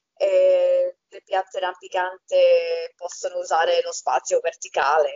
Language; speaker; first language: Italian; early bilingual, heritage; Italian